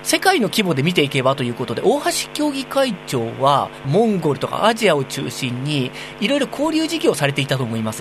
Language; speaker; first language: Japanese; native; Japanese